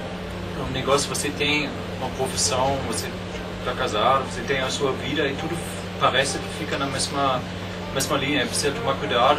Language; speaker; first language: Portuguese; non-native, fluent; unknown